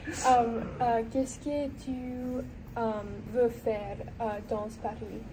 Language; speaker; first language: French; non-native, learner; English